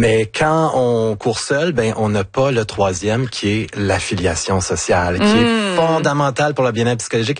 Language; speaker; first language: French; native; French